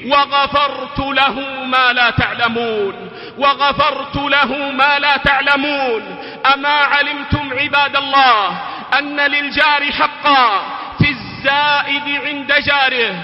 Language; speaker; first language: Arabic; native; Arabic